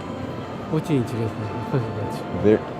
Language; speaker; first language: Russian; non-native, fluent; Japanese